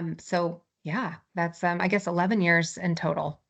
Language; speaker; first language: English; native; English